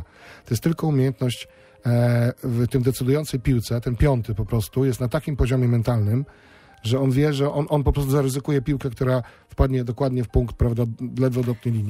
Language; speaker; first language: Polish; native; Polish